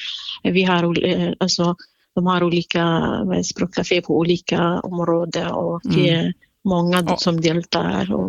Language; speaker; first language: Swedish; non-native, fluent; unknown